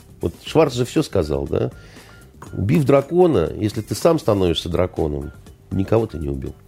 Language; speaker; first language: Russian; native; Russian